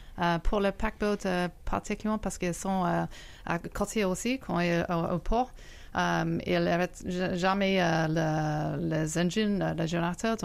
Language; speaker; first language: French; non-native, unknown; English